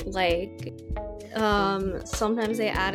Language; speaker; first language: English; native; English